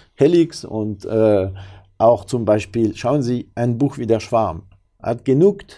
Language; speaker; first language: German; non-native, fluent; French